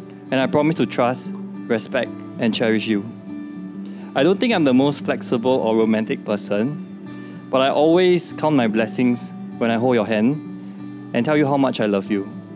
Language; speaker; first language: English; non-native, local second language; Chinese